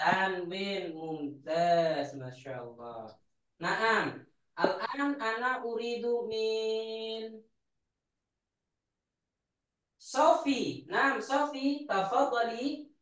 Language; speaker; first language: Arabic; non-native, fluent; Indonesian